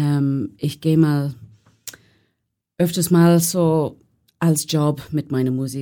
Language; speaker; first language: German; non-native, learner; English